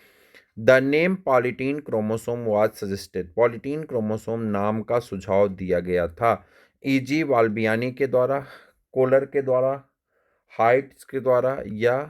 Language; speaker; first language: Hindi; native; Hindi